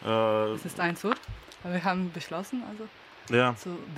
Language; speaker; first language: German; non-native, learner; Slovenian